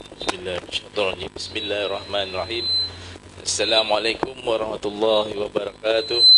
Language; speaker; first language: Malay; native; Malay